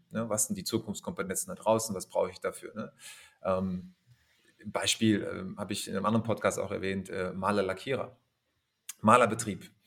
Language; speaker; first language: German; native; German